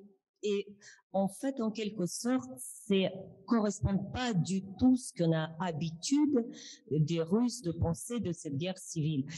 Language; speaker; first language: French; non-native, fluent; Russian